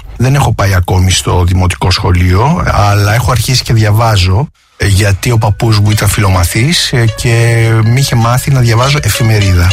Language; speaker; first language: Greek; native; Greek